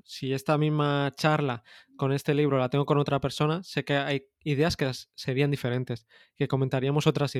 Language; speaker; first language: Spanish; native; Spanish